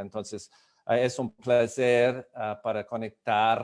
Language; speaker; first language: Spanish; non-native, fluent; English